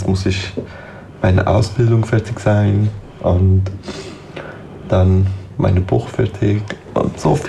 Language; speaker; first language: German; non-native, learner; Persian